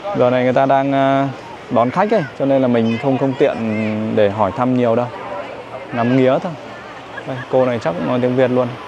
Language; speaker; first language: Vietnamese; native; Vietnamese